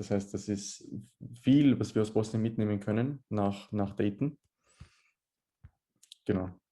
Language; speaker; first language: German; early bilingual, other home language; Bosnian